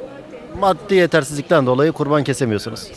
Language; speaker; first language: Turkish; native; Turkish